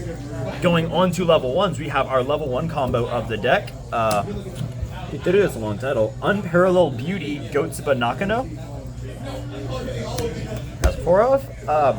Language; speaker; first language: English; native; English